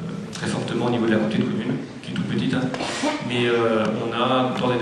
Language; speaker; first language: French; native; French